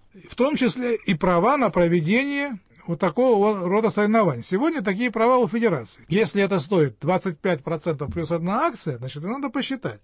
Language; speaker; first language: Russian; native; Russian